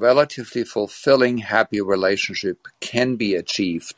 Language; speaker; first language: English; non-native, fluent; German